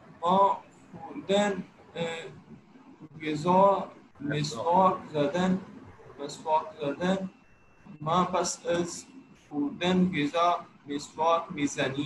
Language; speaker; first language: Persian; non-native, learner; Urdu